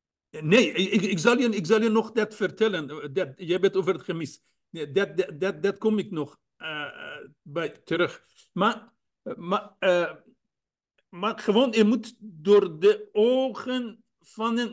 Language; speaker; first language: Dutch; non-native, fluent; Persian